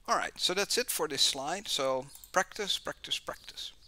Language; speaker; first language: English; non-native, fluent; Dutch